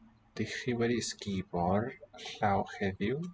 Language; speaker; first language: Welsh; non-native, learner; English